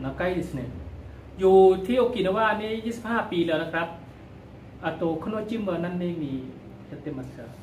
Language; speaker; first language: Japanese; non-native, learner; Thai